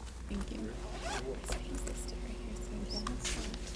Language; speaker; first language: English; native; English